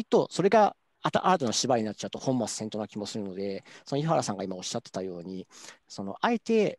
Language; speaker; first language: Japanese; native; Japanese